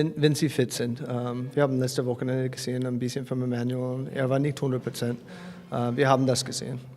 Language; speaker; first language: German; non-native, fluent; English